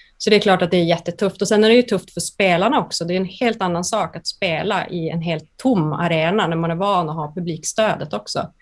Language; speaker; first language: Swedish; native; Swedish